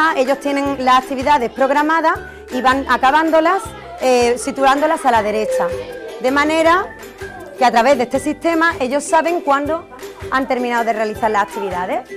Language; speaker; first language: Spanish; native; Spanish